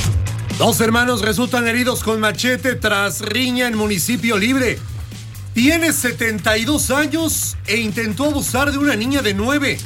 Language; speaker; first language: Spanish; native; Spanish